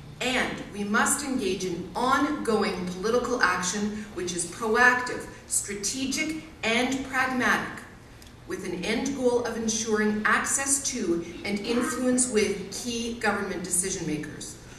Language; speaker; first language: English; native; English